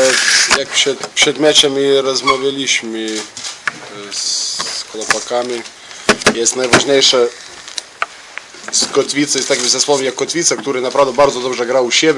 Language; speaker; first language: Polish; non-native, learner; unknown